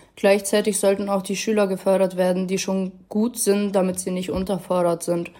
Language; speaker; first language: German; early bilingual, other home language; Arabic